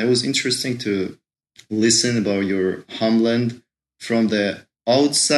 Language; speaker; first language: English; non-native, fluent; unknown